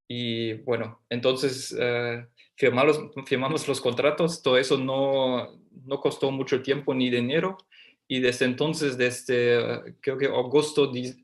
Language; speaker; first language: Spanish; non-native, fluent; German